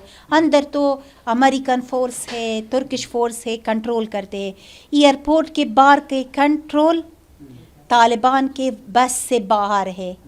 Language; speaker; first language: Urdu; non-native, learner; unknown